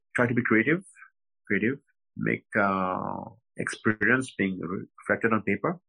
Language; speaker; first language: English; non-native, fluent; French